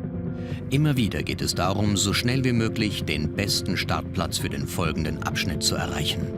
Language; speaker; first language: German; native; German